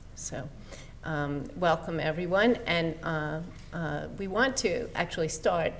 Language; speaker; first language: English; native; English